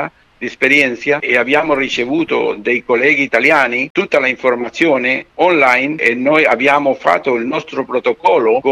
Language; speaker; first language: Italian; non-native, fluent; Spanish